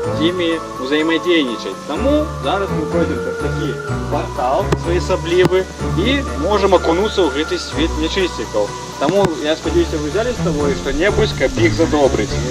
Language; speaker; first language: Belarusian; non-native, local second language; Russian